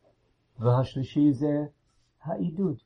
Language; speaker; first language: Hebrew; non-native, fluent; English